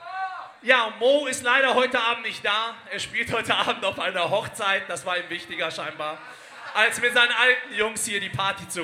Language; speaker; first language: German; native; German